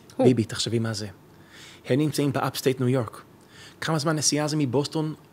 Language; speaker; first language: Hebrew; native; Hebrew